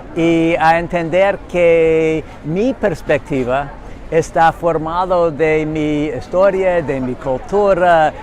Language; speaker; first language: Spanish; non-native, learner; English